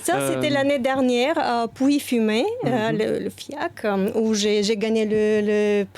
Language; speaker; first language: French; non-native, fluent; Bulgarian